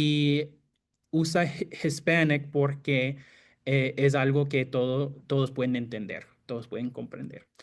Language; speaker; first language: Spanish; non-native, fluent; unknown